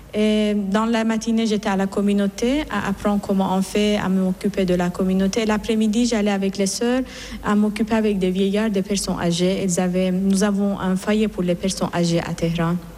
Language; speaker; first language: French; non-native, fluent; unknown